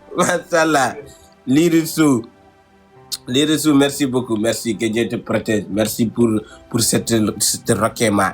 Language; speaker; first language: French; non-native, local second language; Wolof